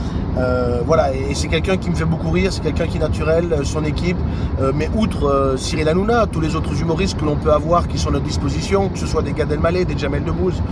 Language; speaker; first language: French; native; French